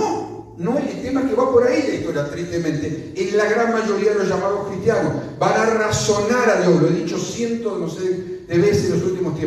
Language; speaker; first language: Spanish; native; Spanish